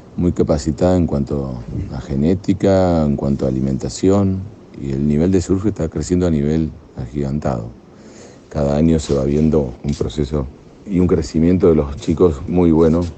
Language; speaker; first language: Spanish; native; Spanish